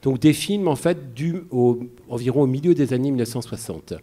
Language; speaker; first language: French; native; French